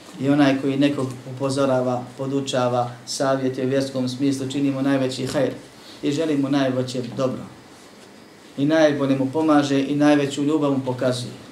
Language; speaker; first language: Bosnian; native; Bosnian